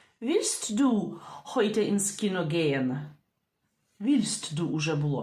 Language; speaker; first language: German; non-native, fluent; Ukrainian